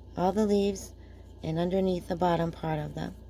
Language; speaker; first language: English; native; English